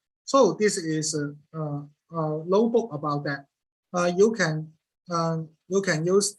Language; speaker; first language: English; non-native, learner; Cantonese